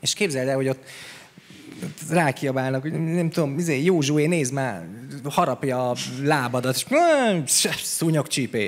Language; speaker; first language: Hungarian; native; Hungarian